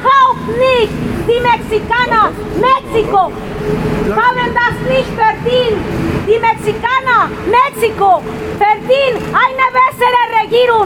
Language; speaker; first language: German; non-native, fluent; Spanish